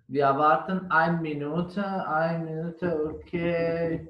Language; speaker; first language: German; non-native, fluent; Turkish